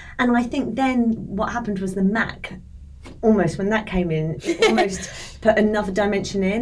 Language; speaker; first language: English; native; English